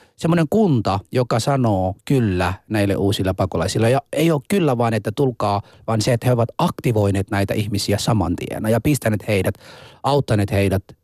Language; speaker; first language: Finnish; non-native, fluent; Arabic